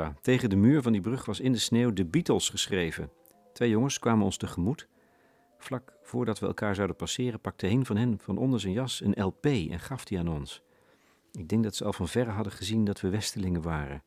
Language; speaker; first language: Dutch; native; Dutch